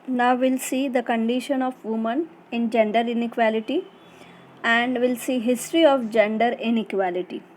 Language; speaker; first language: English; non-native, local second language; Marathi